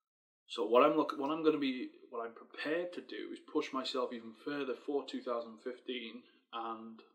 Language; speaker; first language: English; native; English